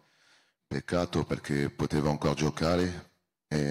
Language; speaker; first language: Italian; non-native, learner; French